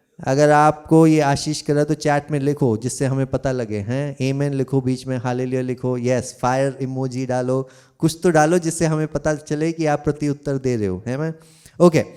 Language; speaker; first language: Hindi; non-native, local second language; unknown